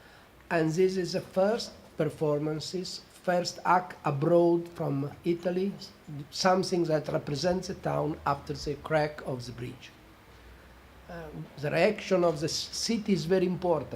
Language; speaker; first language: English; non-native, fluent; Italian